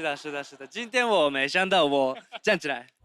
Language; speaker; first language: Chinese; non-native, learner; Japanese